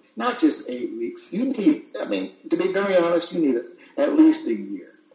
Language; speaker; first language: English; early bilingual, other home language; Italian